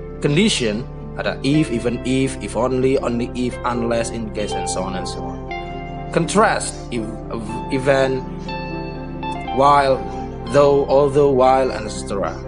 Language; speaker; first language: English; non-native, fluent; Indonesian